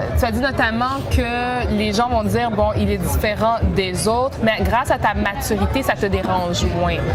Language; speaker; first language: French; native; French